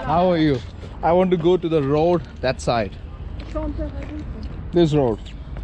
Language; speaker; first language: English; non-native, local second language; Malayalam